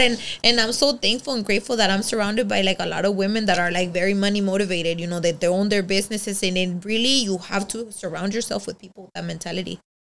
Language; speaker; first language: English; early bilingual, other home language; Spanish